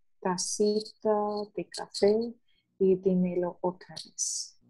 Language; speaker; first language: Spanish; non-native, learner; English